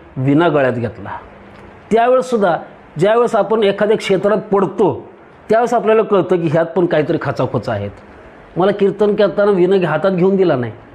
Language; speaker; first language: Marathi; native; Marathi